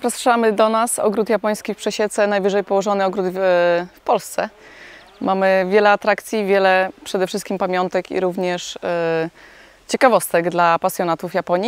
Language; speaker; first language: Polish; native; Polish